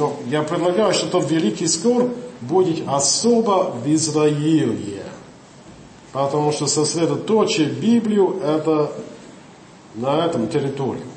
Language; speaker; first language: Russian; non-native, fluent; English